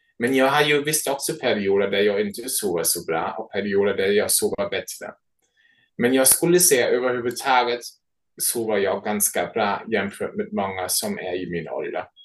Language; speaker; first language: Swedish; non-native, fluent; German